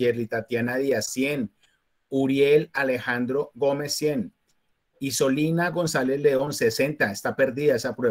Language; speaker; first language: Spanish; native; Spanish